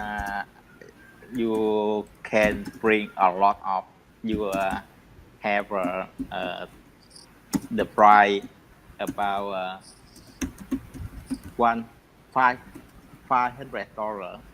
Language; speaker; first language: English; non-native, learner; Vietnamese